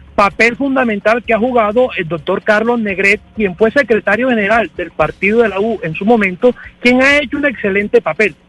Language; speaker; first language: Spanish; native; Spanish